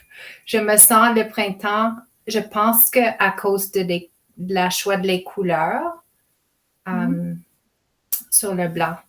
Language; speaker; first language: French; non-native, fluent; English